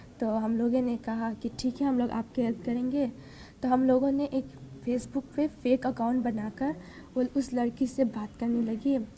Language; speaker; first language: Hindi; non-native, local second language; Nepali